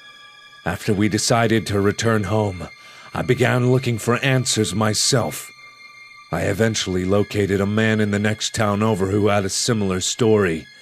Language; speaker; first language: English; native; English